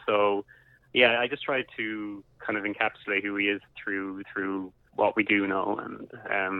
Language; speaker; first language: English; native; English